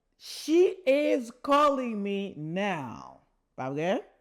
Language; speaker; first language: English; non-native, learner; Haitian Creole